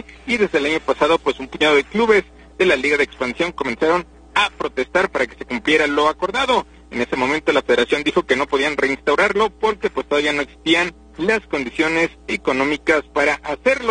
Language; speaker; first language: Spanish; native; Spanish